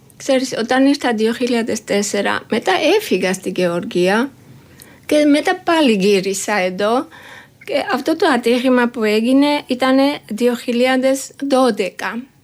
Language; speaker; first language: Greek; non-native, learner; Georgian